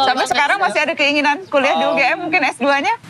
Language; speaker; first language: Indonesian; native; Indonesian